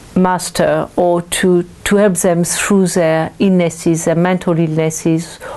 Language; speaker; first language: English; non-native, fluent; French